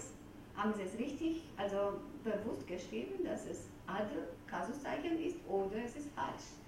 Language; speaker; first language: German; non-native, fluent; Georgian